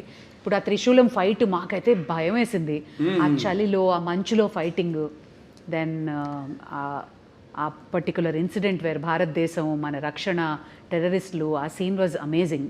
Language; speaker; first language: Telugu; native; Telugu